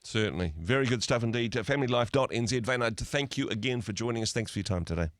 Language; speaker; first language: English; native; English